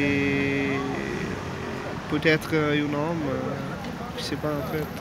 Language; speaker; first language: French; non-native, learner; Italian